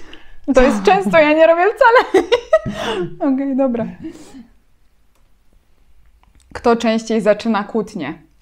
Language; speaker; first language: Polish; native; Polish